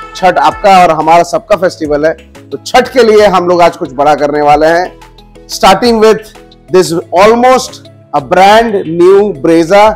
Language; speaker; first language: Hindi; native; Hindi